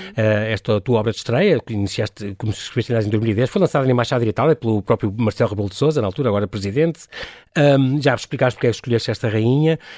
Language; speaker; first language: Portuguese; native; Portuguese